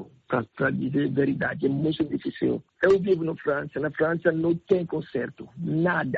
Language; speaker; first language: Portuguese; non-native, learner; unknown